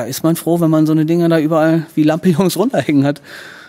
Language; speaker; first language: German; native; German